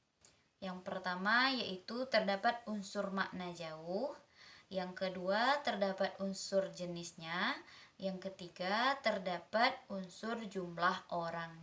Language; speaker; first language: Indonesian; native; Indonesian